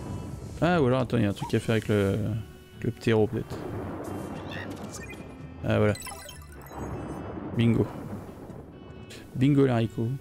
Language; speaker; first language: French; native; French